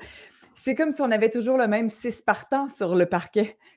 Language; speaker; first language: French; native; French